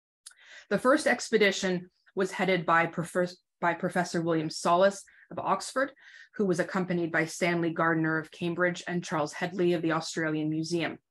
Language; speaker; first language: English; native; English